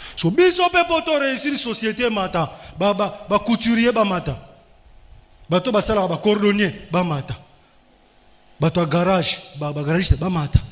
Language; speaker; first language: Lingala; native; Lingala